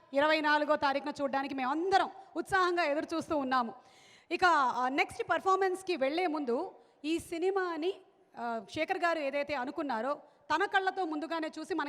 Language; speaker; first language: Telugu; native; Telugu